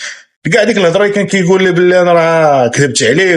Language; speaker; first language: Arabic; native; Arabic